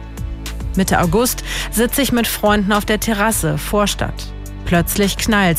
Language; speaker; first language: German; native; German